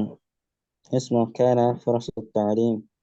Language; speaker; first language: Arabic; non-native, learner; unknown